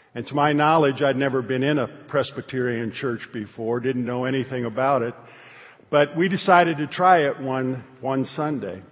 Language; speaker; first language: English; native; English